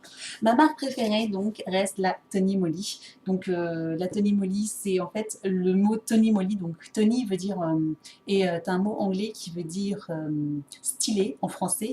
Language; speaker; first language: French; native; French